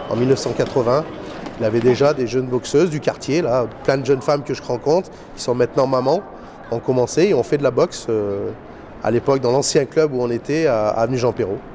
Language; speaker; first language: French; native; French